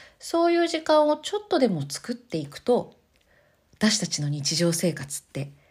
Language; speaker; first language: Japanese; native; Japanese